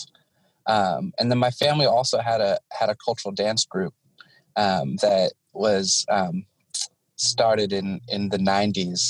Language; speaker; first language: English; native; English